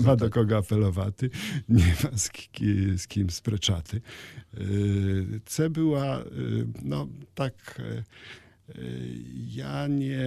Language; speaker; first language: Ukrainian; non-native, learner; Polish